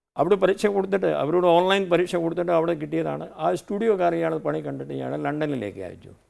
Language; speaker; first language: Malayalam; non-native, fluent; Hindi